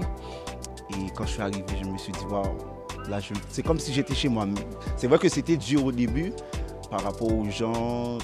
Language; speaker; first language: French; non-native, local second language; Haitian Creole